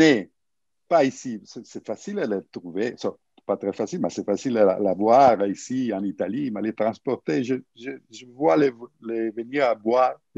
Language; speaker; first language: French; non-native, learner; Italian